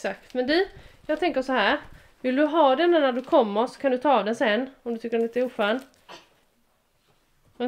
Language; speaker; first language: Swedish; native; Swedish